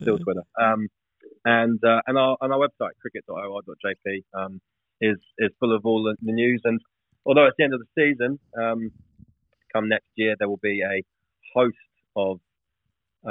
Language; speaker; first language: English; native; English